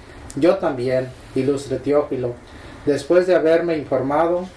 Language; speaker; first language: Spanish; native; Spanish